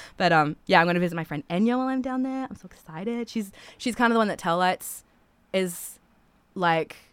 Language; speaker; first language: English; native; English